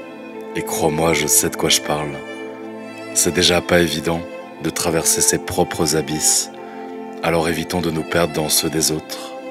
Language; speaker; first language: French; native; French